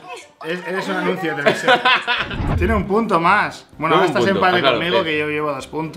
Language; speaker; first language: Spanish; native; Spanish